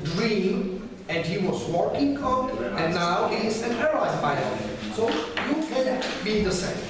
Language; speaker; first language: English; non-native, learner; Czech